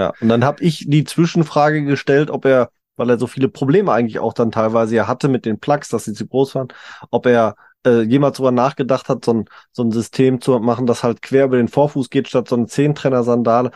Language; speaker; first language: German; native; German